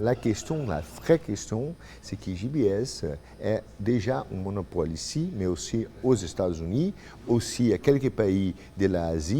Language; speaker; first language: French; non-native, fluent; Portuguese